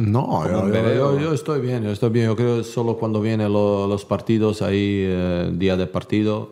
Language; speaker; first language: Spanish; non-native, learner; Bosnian